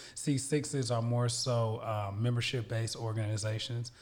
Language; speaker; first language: English; native; English